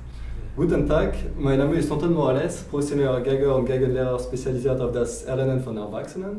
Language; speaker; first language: German; non-native, fluent; French